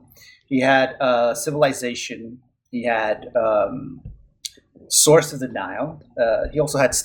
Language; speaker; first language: English; non-native, fluent; Spanish